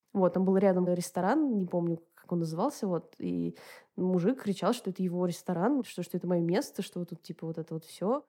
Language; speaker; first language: Russian; native; Russian